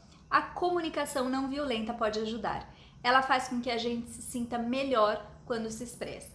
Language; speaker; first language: Portuguese; native; Portuguese